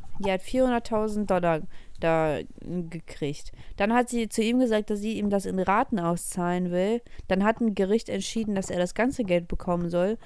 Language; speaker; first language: German; early bilingual, other home language; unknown